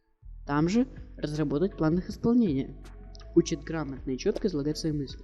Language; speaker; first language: Russian; native; Russian